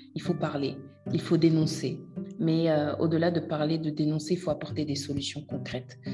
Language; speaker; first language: French; native; French